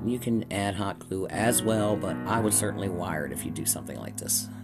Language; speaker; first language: English; native; English